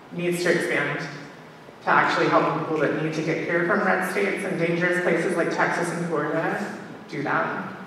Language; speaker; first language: English; native; English